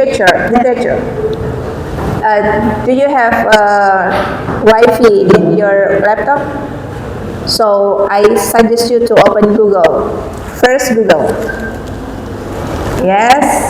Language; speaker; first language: English; non-native, fluent; Indonesian